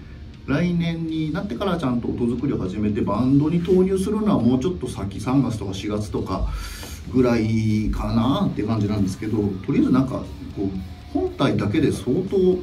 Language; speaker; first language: Japanese; native; Japanese